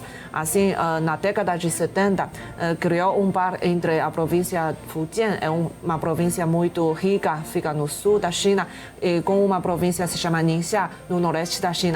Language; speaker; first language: Portuguese; non-native, fluent; Chinese